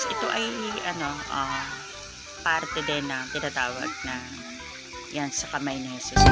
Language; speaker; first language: Filipino; native; Filipino